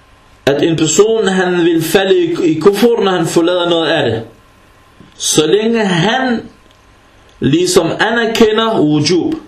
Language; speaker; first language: Danish; early bilingual, other home language; Arabic